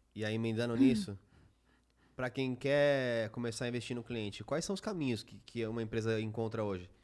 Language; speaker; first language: Portuguese; native; Portuguese